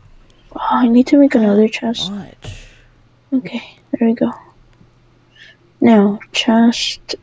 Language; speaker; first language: English; native; English